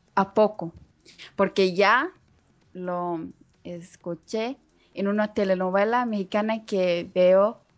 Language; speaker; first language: Spanish; non-native, learner; Arabic